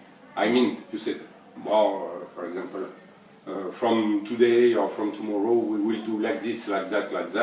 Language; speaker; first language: English; non-native, learner; French